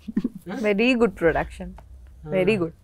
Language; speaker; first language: Telugu; non-native, learner; Bangla